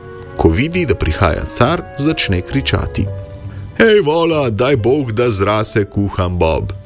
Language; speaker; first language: Slovenian; native; Slovenian